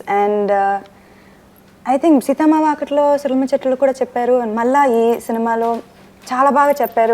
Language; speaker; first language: Telugu; non-native, fluent; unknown